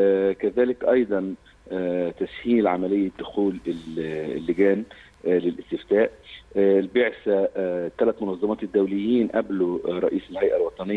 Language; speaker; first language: Arabic; native; Arabic